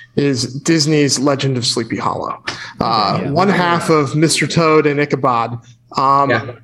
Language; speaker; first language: English; native; English